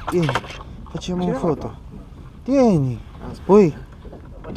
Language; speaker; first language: Italian; non-native, learner; Georgian